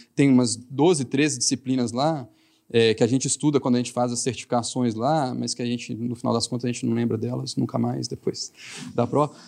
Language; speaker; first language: Portuguese; native; Portuguese